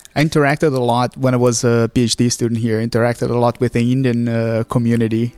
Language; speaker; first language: English; non-native, fluent; Portuguese